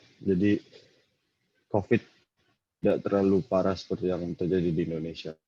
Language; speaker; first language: Indonesian; native; Indonesian